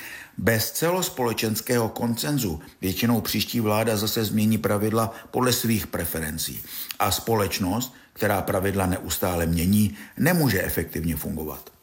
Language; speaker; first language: Czech; native; Czech